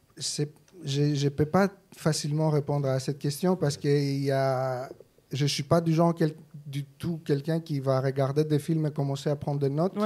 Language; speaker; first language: French; non-native, fluent; Greek